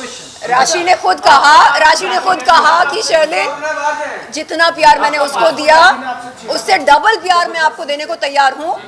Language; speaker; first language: Hindi; native; Hindi